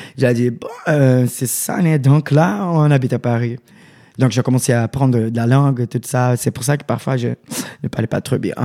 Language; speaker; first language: French; non-native, learner; Portuguese